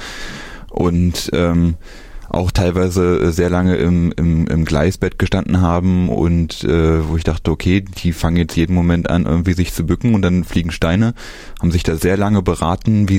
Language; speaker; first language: German; native; German